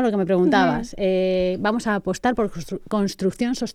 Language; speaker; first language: Spanish; native; Spanish